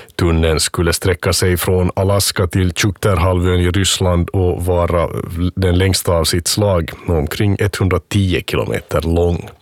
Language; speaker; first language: Swedish; native; Swedish